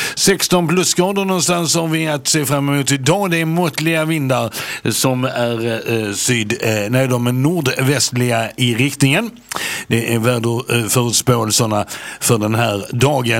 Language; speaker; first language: Swedish; native; Swedish